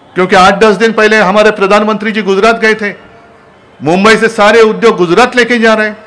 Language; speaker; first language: Hindi; non-native, local second language; Marathi